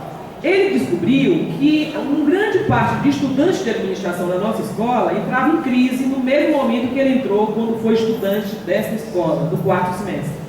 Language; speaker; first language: Portuguese; native; Portuguese